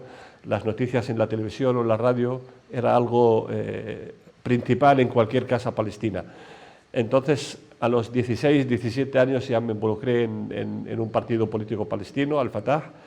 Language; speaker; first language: Spanish; non-native, fluent; Arabic